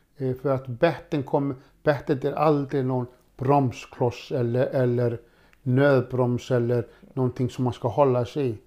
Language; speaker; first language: Swedish; non-native, fluent; Icelandic